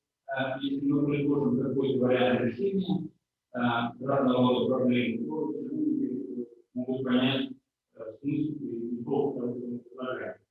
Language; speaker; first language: Russian; native; Russian